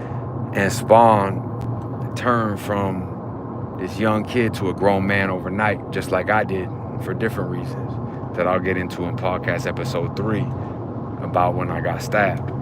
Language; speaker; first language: English; native; English